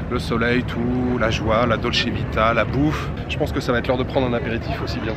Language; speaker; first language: French; native; French